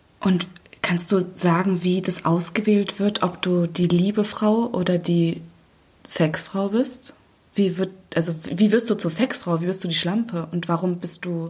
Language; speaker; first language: German; native; German